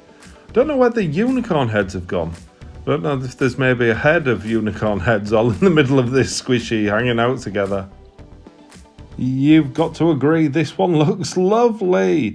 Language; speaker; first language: English; native; English